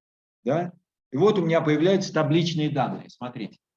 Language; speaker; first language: Russian; native; Russian